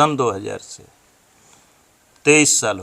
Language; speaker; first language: Hindi; native; Hindi